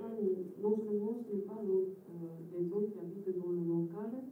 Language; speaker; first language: French; non-native, fluent; Japanese